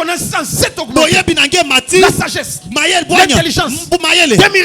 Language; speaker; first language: French; non-native, local second language; Lingala